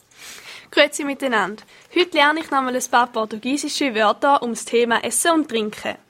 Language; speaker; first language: German; native; German